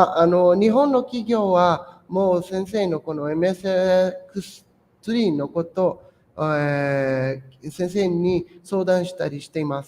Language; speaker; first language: Japanese; non-native, fluent; Portuguese